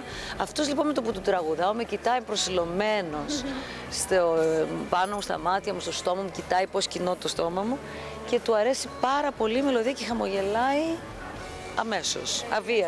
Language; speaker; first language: Greek; native; Greek